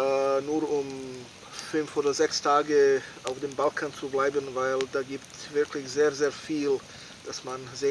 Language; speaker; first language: German; non-native, fluent; Serbian